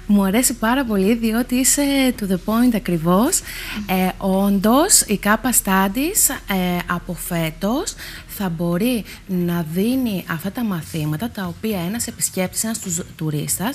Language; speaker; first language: Greek; native; Greek